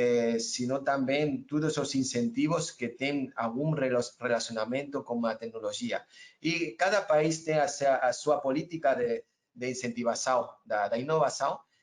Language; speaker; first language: Portuguese; non-native, learner; Spanish